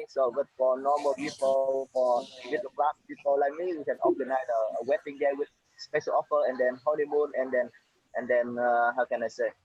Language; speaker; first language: English; non-native, fluent; Vietnamese